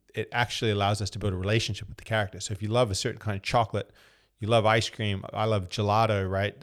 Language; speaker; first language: English; native; English